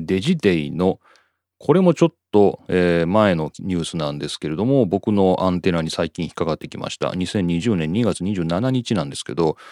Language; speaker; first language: Japanese; native; Japanese